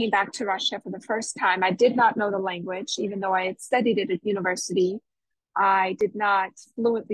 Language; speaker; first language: English; native; English